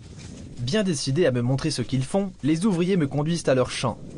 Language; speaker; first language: French; native; French